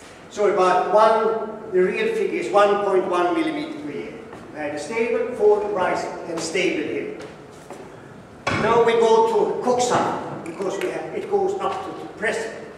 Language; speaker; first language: English; non-native, fluent; Swedish